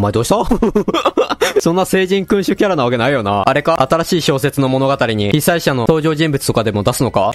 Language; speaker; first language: Japanese; native; Japanese